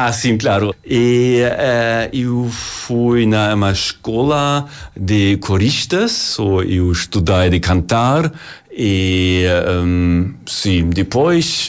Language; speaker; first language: Portuguese; non-native, learner; German